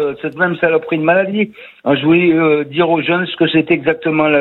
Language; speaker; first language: French; native; French